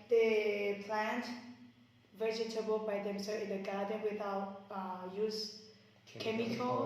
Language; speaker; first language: English; non-native, learner; Thai